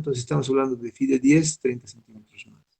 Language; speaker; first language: Spanish; native; Spanish